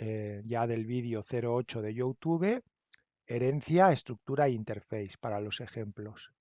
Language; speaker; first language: Spanish; native; Spanish